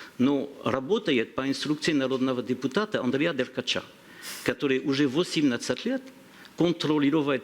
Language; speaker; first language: Russian; non-native, learner; French